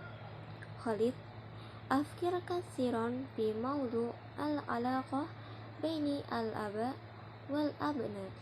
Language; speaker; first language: Arabic; non-native, learner; Indonesian